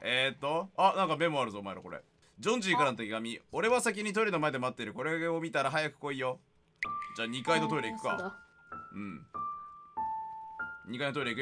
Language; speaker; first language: Japanese; native; Japanese